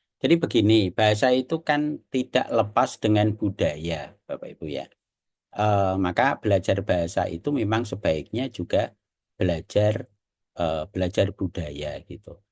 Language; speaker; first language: Indonesian; non-native, local second language; Javanese